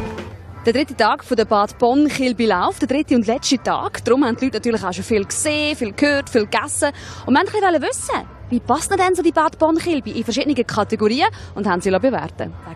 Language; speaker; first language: German; native; German